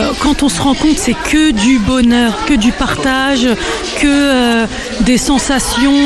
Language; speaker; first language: French; native; French